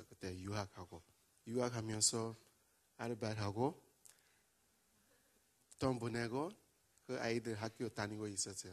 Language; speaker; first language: Korean; non-native, learner; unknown